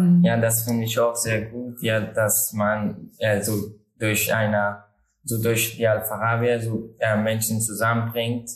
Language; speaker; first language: German; non-native, learner; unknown